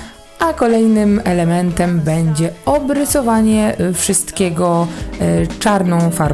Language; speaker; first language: Polish; native; Polish